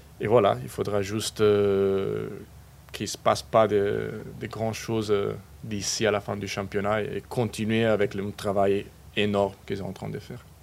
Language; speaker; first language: French; non-native, fluent; Spanish